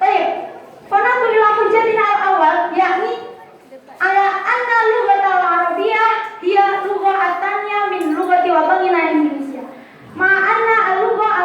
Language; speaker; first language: Arabic; non-native, learner; Indonesian